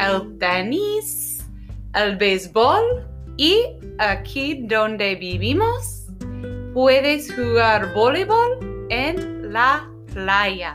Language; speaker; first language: Spanish; non-native, fluent; English